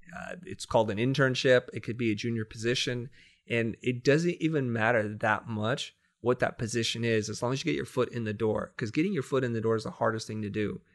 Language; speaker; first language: English; native; English